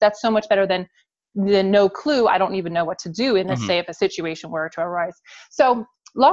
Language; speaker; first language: English; native; English